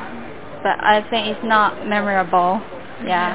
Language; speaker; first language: English; non-native, learner; Cantonese